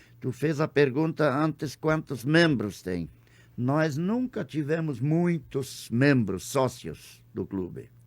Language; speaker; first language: Portuguese; non-native, local second language; German